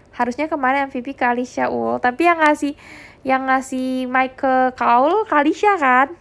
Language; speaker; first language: Indonesian; native; Indonesian